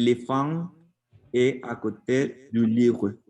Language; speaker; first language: French; non-native, learner; Spanish